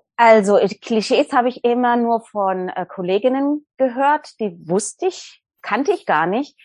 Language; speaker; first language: German; native; German